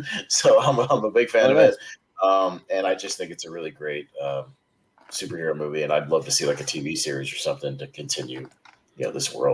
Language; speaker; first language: English; native; English